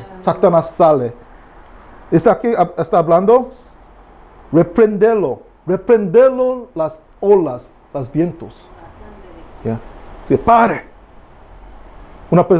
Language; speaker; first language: Spanish; non-native, learner; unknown